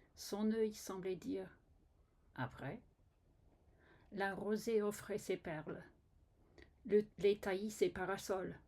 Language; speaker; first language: French; non-native, fluent; English